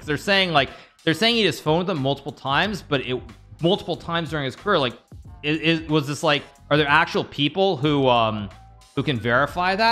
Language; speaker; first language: English; native; English